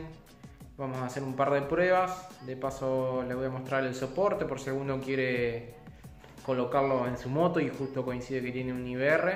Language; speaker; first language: Spanish; native; Spanish